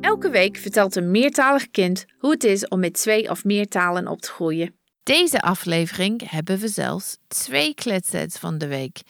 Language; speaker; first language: Dutch; non-native, fluent; English